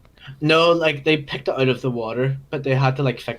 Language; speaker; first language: English; native; English